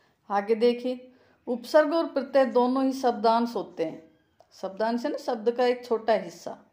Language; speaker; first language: Hindi; native; Hindi